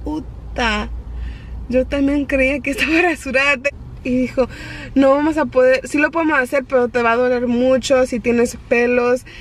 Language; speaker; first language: Spanish; early bilingual, heritage; Spanish